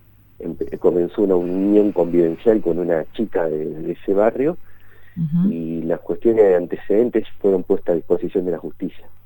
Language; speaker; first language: Spanish; native; Spanish